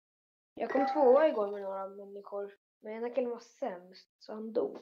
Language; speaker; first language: Swedish; early bilingual, other home language; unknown